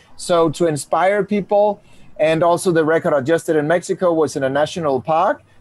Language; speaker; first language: English; non-native, fluent; Danish